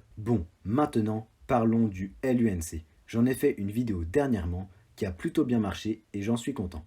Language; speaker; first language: French; native; French